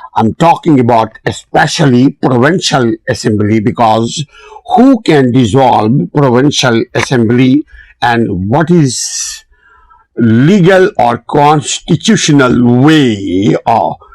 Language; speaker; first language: English; non-native, local second language; Urdu